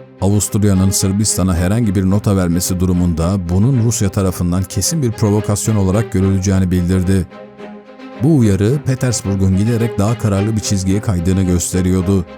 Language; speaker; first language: Turkish; native; Turkish